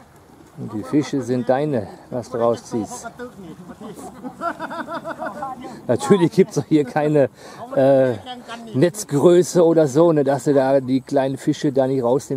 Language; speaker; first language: German; native; German